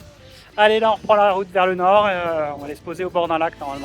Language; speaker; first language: French; native; French